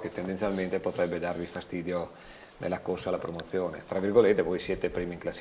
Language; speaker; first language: Italian; native; Italian